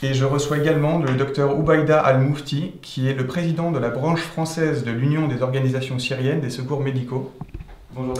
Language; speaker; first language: French; native; French